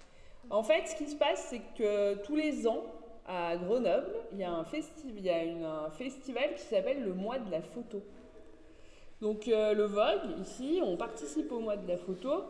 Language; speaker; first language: French; native; French